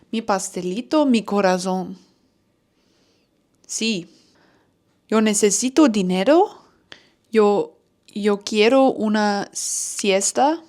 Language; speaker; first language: Spanish; non-native, learner; Turkish